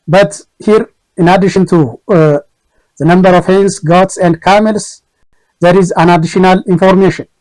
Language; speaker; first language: English; non-native, local second language; Amharic